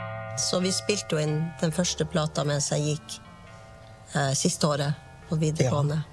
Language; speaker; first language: Norwegian; native; Norwegian